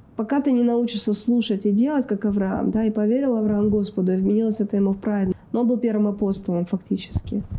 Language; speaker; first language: Russian; native; Russian